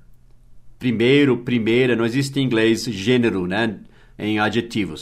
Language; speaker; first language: Portuguese; non-native, fluent; English